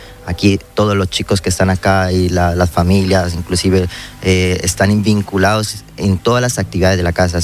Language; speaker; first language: Spanish; native; Spanish